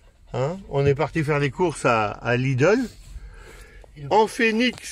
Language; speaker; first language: French; native; French